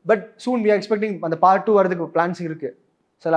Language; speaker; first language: Tamil; native; Tamil